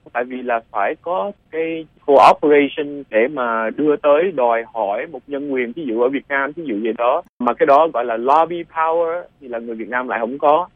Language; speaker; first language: Vietnamese; early bilingual, other home language; English